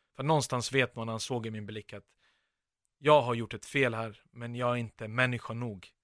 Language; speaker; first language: Swedish; early bilingual, other home language; Bosnian